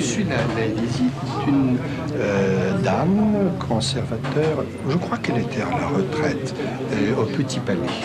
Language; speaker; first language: French; non-native, fluent; Polish